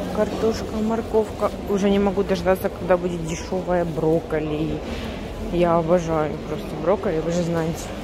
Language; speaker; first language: Russian; native; Russian